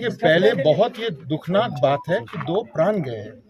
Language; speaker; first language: Hindi; non-native, local second language; Bangla